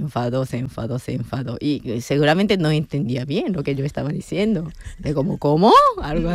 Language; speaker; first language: Spanish; non-native, fluent; Japanese